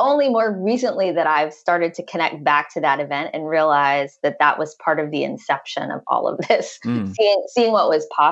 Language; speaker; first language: English; native; English